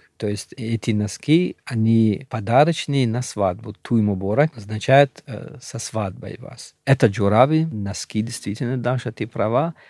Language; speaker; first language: Russian; non-native, local second language; Shughni